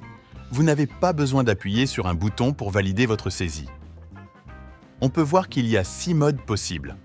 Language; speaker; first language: French; native; French